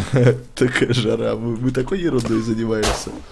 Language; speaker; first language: Russian; native; Russian